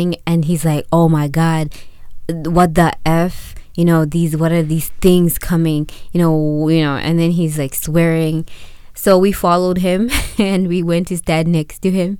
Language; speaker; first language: English; non-native, local second language; Shona